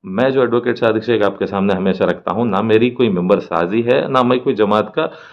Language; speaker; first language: Hindi; non-native, local second language; Urdu